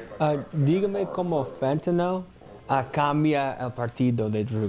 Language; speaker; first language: Spanish; non-native, learner; English